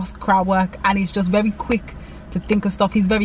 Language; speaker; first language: English; native; English